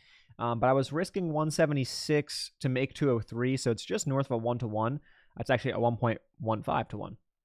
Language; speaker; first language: English; native; English